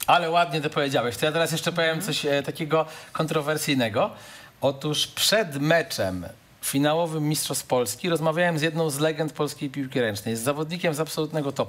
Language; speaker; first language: Polish; native; Polish